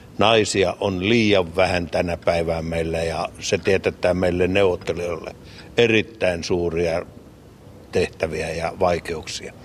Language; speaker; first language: Finnish; native; Finnish